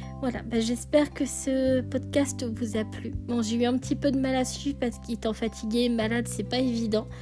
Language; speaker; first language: French; native; French